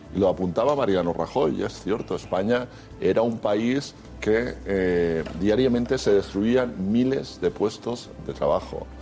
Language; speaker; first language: Spanish; native; Spanish